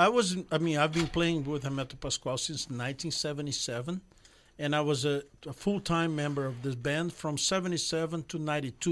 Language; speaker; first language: English; non-native, fluent; Portuguese